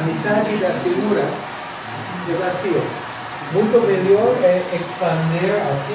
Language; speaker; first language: Portuguese; non-native, fluent; English